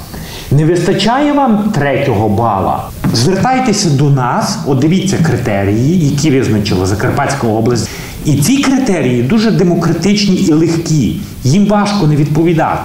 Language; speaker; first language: Ukrainian; native; Ukrainian